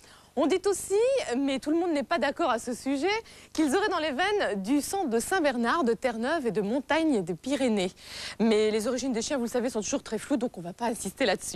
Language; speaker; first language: French; native; French